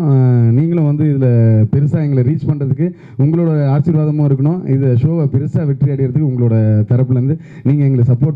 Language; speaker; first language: Tamil; native; Tamil